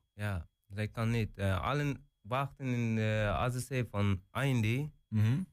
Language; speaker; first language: Dutch; non-native, learner; Persian